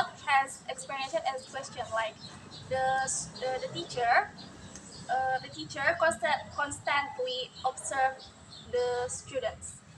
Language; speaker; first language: English; non-native, learner; Indonesian